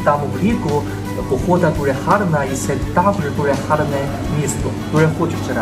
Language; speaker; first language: Ukrainian; non-native, learner; Chinese